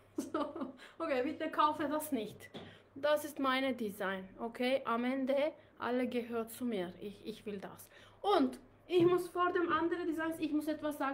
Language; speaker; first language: German; non-native, learner; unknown